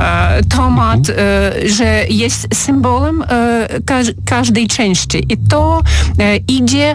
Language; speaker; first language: Polish; non-native, fluent; Ukrainian